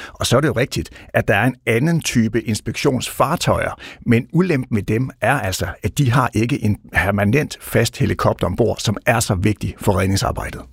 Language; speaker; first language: Danish; native; Danish